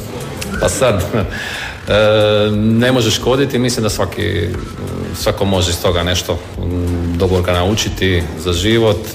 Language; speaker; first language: Serbian; native; Serbian